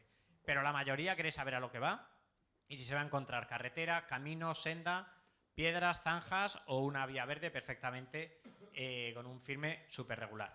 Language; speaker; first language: Spanish; native; Spanish